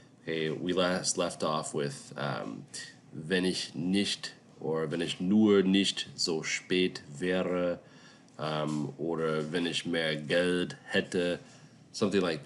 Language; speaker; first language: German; non-native, fluent; English